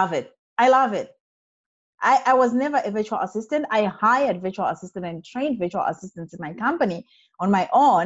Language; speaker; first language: English; non-native, local second language; Shona